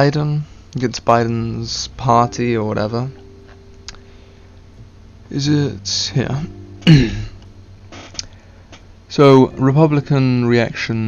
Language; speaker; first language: English; native; English